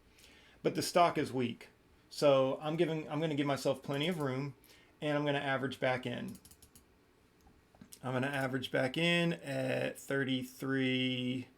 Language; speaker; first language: English; native; English